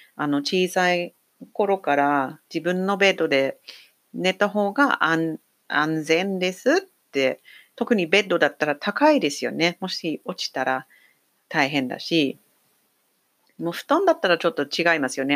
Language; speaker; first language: Japanese; non-native, fluent; English